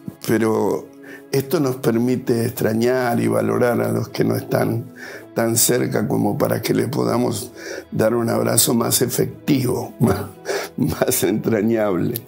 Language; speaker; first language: Spanish; native; Spanish